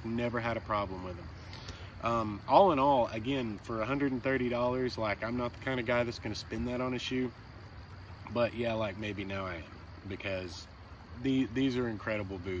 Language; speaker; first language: English; native; English